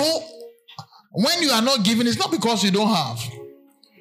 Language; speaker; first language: English; non-native, local second language; Akan